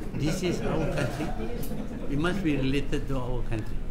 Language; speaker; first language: English; non-native, local second language; Malay